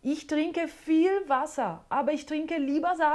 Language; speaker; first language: German; non-native, fluent; Portuguese